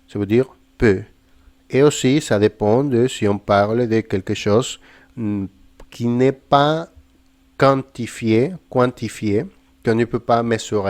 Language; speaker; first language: French; non-native, fluent; Spanish